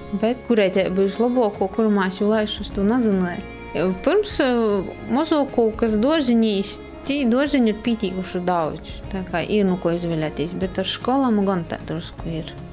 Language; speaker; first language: Latvian; native; Latvian